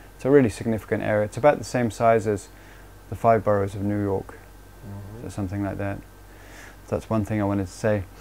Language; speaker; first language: English; native; English